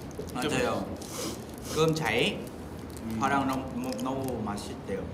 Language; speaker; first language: Korean; non-native, fluent; Vietnamese